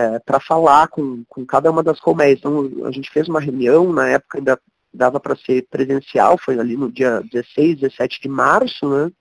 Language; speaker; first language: Portuguese; native; Portuguese